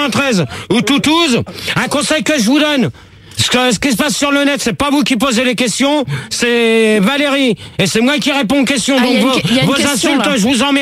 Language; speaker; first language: French; native; French